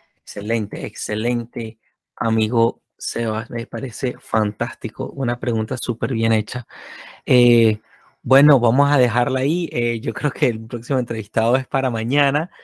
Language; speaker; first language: Spanish; native; Spanish